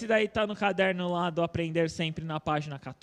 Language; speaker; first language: Portuguese; native; Portuguese